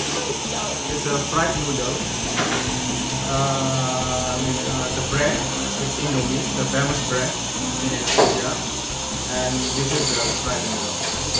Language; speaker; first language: English; non-native, learner; Indonesian